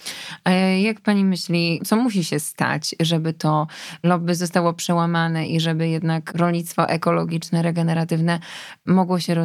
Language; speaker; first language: Polish; native; Polish